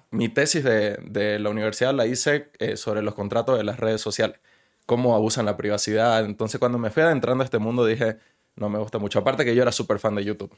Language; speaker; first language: Spanish; native; Spanish